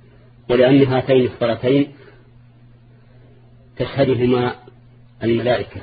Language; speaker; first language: Arabic; native; Arabic